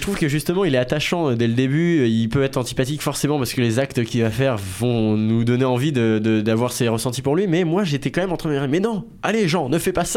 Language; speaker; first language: French; native; French